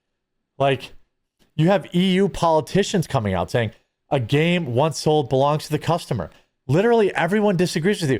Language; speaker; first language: English; native; English